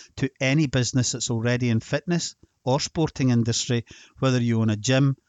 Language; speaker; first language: English; native; English